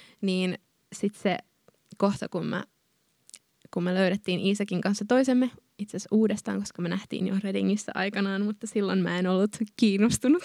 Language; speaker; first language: Finnish; native; Finnish